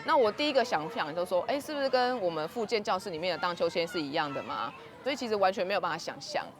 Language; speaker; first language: Chinese; native; Chinese